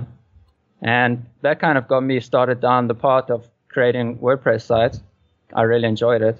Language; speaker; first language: English; native; English